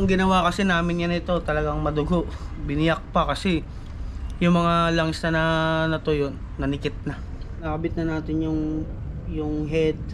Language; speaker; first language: Filipino; native; Filipino